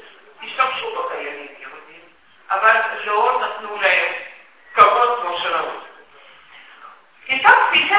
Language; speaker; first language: Hebrew; non-native, fluent; Russian